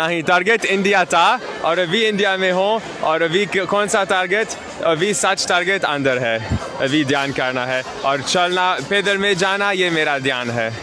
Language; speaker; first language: Hindi; non-native, learner; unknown